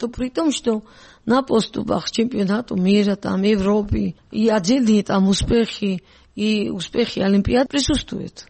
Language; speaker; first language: Russian; non-native, local second language; Georgian